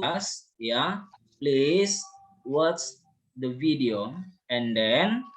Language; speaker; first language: English; non-native, learner; Indonesian